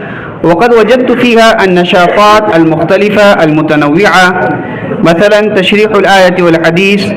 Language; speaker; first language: Arabic; non-native, fluent; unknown